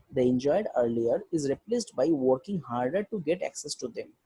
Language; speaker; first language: English; non-native, local second language; Bangla